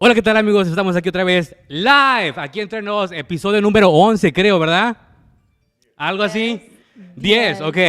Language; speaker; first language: Spanish; early bilingual, heritage; Spanish